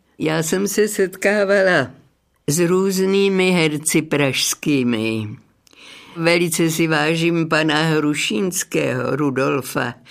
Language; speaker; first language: Czech; native; Czech